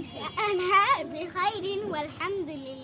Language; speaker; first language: Arabic; non-native, learner; Bangla